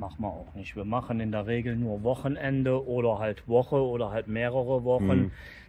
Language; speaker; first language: German; native; German